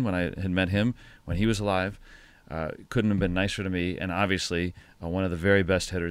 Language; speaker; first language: English; native; English